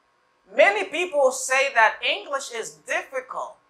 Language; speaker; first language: English; non-native, fluent; Haitian Creole